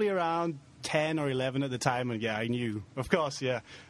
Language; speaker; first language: English; native; English